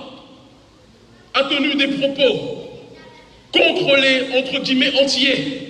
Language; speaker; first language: French; native; French